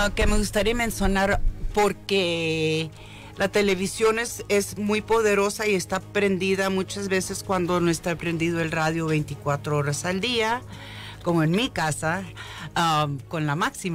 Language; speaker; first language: Spanish; early bilingual, heritage; Spanish